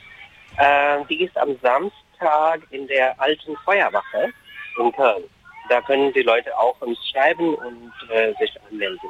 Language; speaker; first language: German; non-native, fluent; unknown